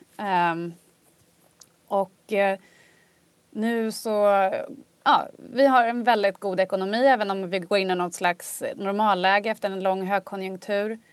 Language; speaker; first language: Swedish; native; Swedish